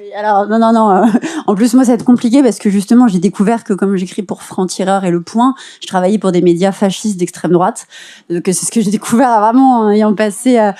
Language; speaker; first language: French; native; French